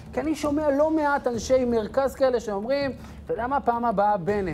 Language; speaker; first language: Hebrew; native; Hebrew